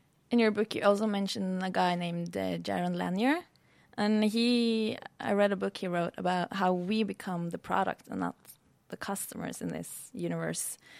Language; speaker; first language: English; non-native, fluent; Norwegian